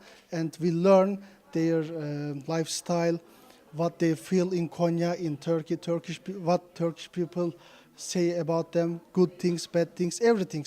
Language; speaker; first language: English; non-native, fluent; Turkish